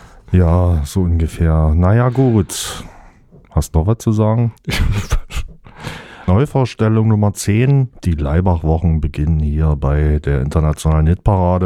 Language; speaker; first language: German; native; German